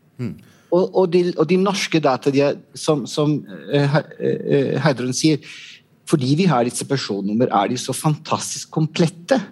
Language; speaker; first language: Norwegian; non-native, fluent; Italian